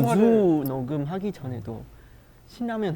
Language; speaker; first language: Korean; non-native, fluent; Chinese